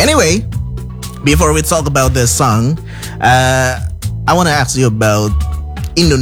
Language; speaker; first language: English; non-native, fluent; Indonesian